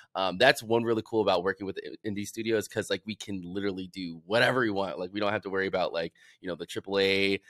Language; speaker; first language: English; native; English